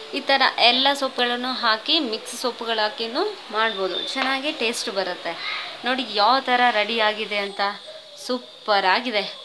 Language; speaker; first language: Kannada; non-native, local second language; Telugu